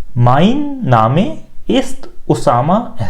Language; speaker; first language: German; non-native, learner; Urdu